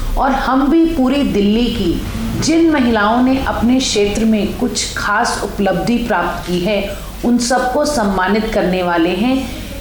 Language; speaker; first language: Hindi; native; Hindi